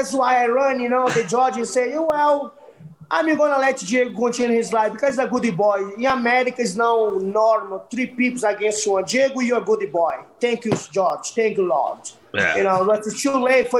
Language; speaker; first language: English; non-native, learner; Portuguese